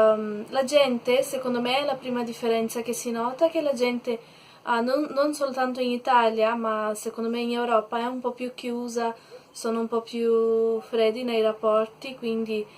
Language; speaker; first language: Italian; non-native, learner; Portuguese